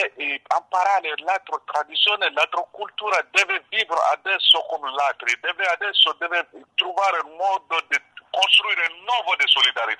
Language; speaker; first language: Italian; non-native, learner; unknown